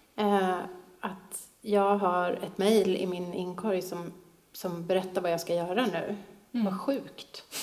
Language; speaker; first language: Swedish; native; Swedish